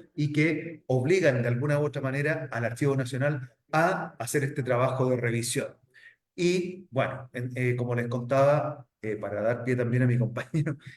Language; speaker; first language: Spanish; native; Spanish